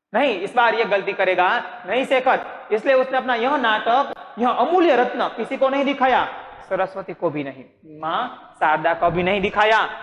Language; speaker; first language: Hindi; non-native, local second language; Gujarati